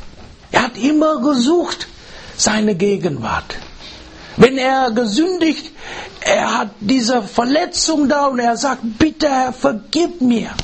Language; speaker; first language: German; non-native, learner; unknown